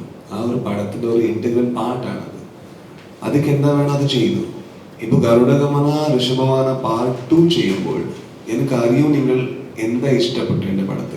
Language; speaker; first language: Malayalam; non-native, learner; Kannada